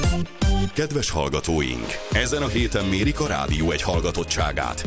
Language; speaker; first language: Hungarian; native; Hungarian